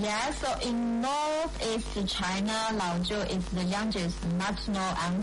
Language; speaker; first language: English; non-native, fluent; Chinese